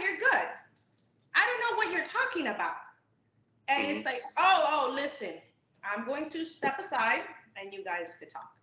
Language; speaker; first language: English; native; English